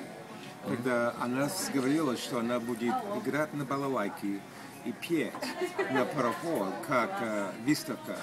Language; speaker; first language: Russian; early bilingual, heritage; Russian